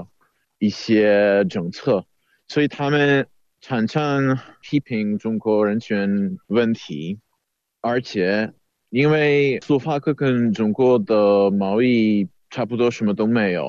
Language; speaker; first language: Chinese; non-native, fluent; Czech